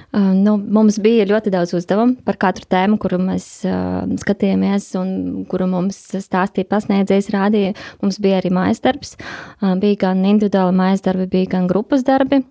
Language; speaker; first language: Latvian; non-native, local second language; Russian